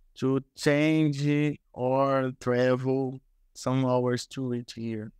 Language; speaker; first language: English; non-native, learner; Portuguese